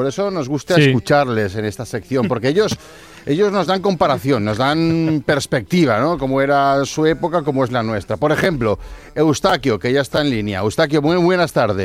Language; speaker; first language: Spanish; native; Spanish